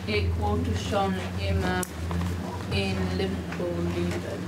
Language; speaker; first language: German; non-native, learner; English